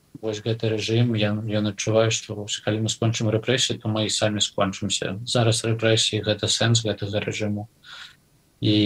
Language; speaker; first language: Belarusian; non-native, local second language; Russian